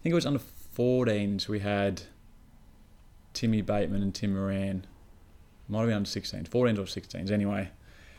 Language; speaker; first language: English; native; English